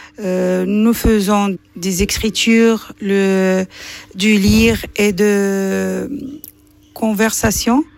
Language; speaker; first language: French; non-native, learner; Arabic